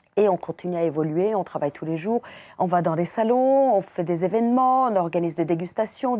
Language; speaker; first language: French; non-native, fluent; Persian